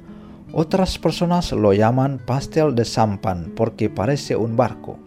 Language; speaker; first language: Spanish; non-native, fluent; Indonesian